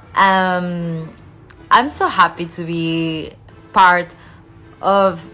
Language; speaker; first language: English; non-native, fluent; Spanish